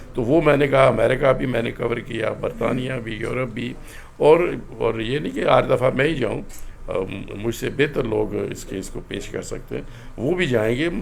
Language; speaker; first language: Urdu; non-native, local second language; Pahari-Potwari